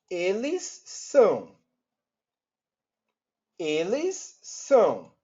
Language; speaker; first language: Portuguese; non-native, learner; Yoruba